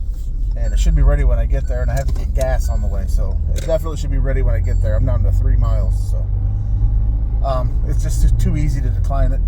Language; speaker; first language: English; native; English